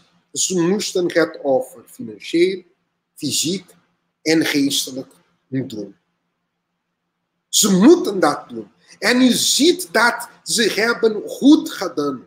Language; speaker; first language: Dutch; non-native, learner; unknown